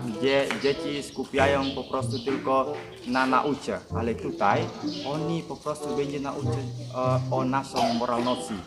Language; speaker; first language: Polish; non-native, learner; Balinese